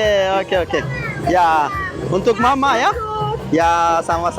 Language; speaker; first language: Indonesian; non-native, learner; Persian